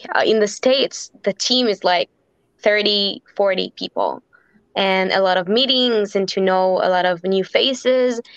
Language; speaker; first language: English; non-native, fluent; Hebrew